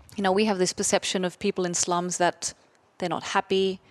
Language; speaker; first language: English; non-native, fluent; German